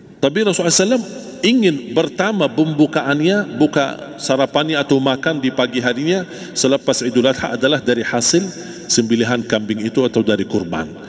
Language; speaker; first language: Malay; non-native, fluent; Arabic